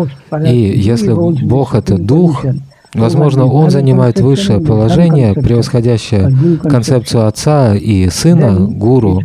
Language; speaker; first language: Russian; native; Russian